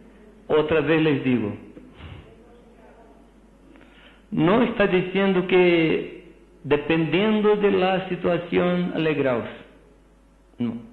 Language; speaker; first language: Spanish; non-native, fluent; Portuguese